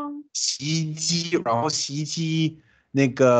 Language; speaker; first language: Chinese; non-native, learner; English